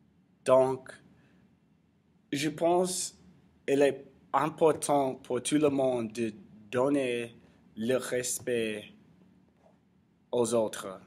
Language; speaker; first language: French; non-native, learner; English